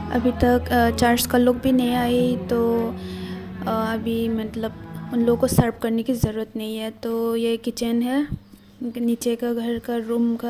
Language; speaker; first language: Hindi; non-native, local second language; Kok Borok